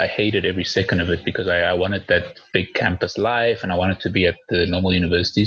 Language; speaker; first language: English; early bilingual, other home language; Spanish